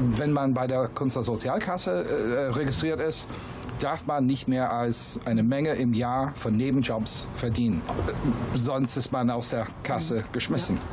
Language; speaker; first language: German; non-native, fluent; English